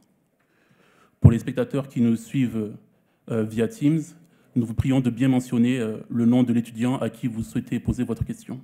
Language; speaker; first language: French; native; French